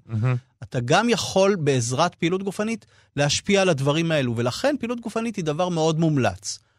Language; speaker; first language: Hebrew; native; Hebrew